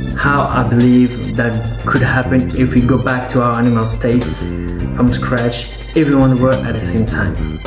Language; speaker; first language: English; non-native, fluent; Portuguese